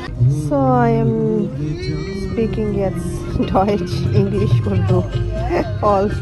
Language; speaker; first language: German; non-native, learner; Urdu